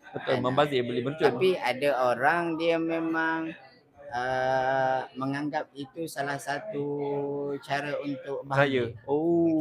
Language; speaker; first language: Malay; native; Malay